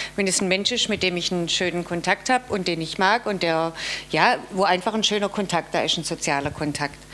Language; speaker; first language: German; native; German